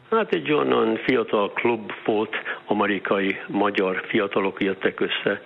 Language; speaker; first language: Hungarian; early bilingual, heritage; Hungarian